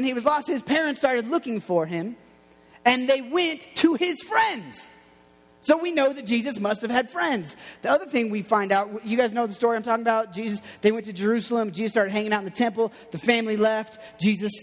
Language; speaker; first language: English; native; English